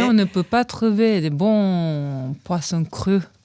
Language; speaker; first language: French; non-native, fluent; Japanese